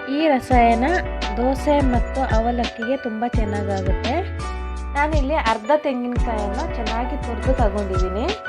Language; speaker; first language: Kannada; non-native, local second language; Tulu